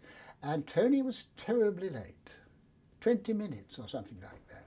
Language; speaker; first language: English; native; English